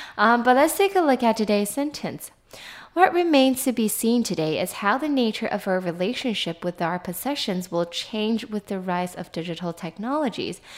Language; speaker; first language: English; non-native, fluent; Chinese